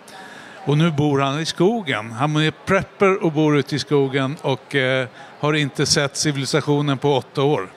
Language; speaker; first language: Swedish; native; Swedish